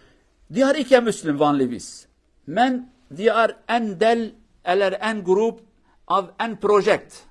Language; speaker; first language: Norwegian; non-native, learner; Kurdish